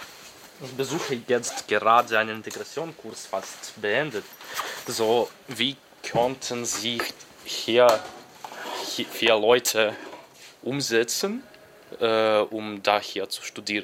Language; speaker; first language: German; non-native, learner; Ukrainian